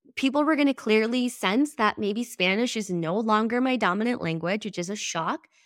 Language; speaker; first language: English; early bilingual, other home language; Spanish